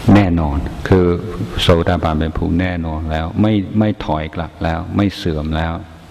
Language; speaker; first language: Thai; non-native, fluent; English